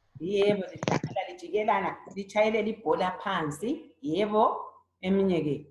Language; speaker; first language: Zulu; native; Zulu